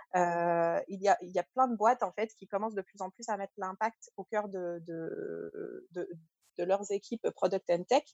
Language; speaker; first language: French; early bilingual, other home language; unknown